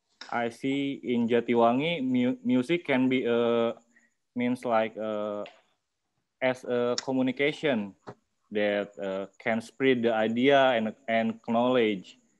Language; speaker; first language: English; non-native, learner; Indonesian